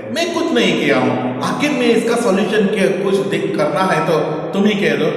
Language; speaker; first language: Hindi; non-native, local second language; Kannada